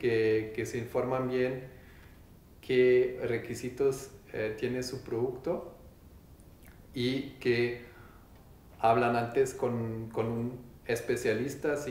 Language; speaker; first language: Spanish; non-native, learner; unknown